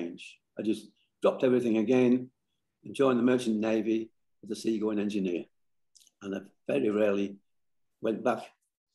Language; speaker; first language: English; native; English